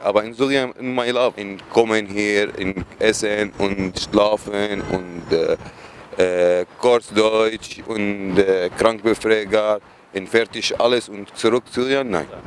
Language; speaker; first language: German; non-native, learner; Arabic